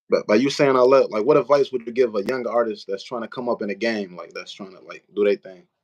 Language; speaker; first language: English; native; English